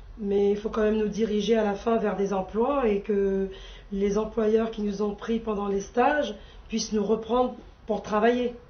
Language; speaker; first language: French; native; French